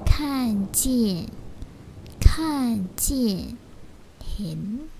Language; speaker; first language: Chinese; non-native, fluent; Lao